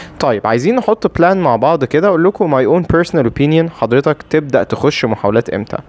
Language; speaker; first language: Arabic; native; Arabic